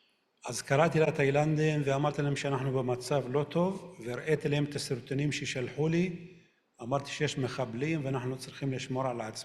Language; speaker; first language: Hebrew; non-native, local second language; Arabic